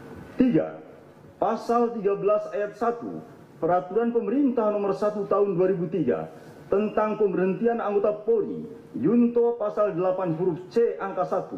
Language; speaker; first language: Indonesian; native; Indonesian